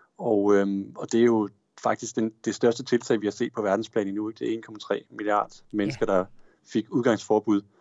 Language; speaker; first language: Danish; native; Danish